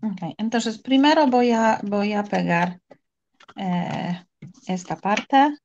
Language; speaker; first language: Spanish; non-native, fluent; Polish